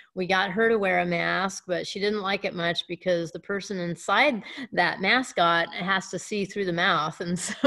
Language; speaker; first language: English; native; English